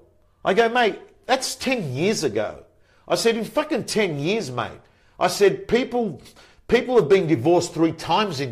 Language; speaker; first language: English; native; English